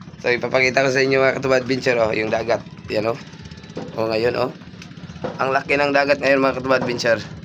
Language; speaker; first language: Filipino; non-native, local second language; Cebuano